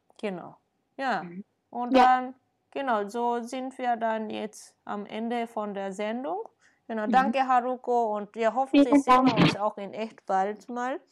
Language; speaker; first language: German; non-native, fluent; Japanese